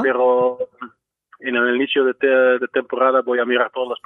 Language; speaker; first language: Spanish; non-native, fluent; Dutch